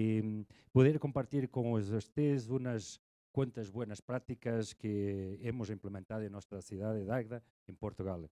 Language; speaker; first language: Spanish; non-native, learner; Portuguese